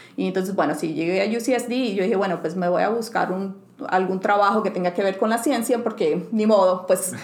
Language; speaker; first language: Spanish; native; Spanish